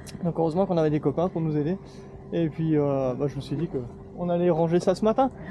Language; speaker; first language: French; native; French